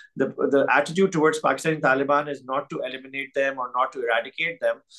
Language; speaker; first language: English; non-native, local second language; Urdu